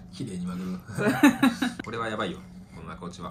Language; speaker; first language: Japanese; native; Japanese